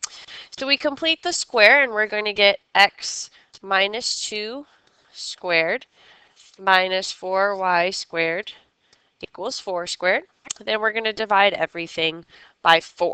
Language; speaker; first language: English; native; English